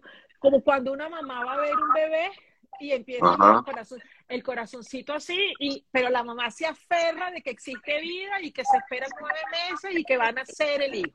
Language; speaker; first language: Spanish; native; Spanish